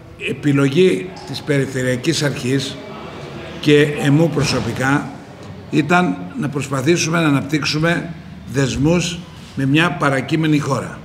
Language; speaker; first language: Greek; native; Greek